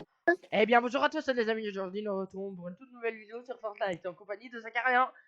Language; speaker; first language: French; native; French